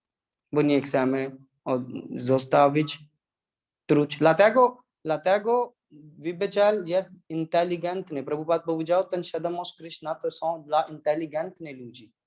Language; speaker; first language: Polish; non-native, learner; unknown